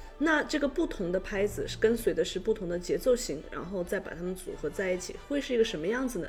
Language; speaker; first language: Chinese; native; Chinese